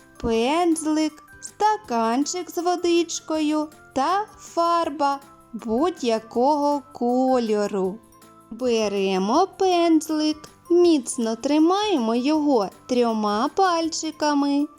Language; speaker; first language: Ukrainian; native; Ukrainian